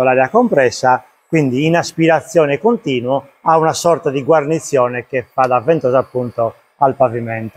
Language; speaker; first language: Italian; native; Italian